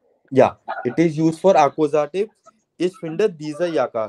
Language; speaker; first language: English; non-native, local second language; Hindi